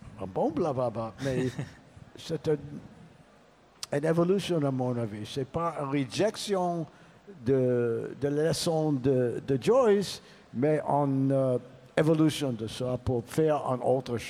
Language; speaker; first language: French; non-native, learner; English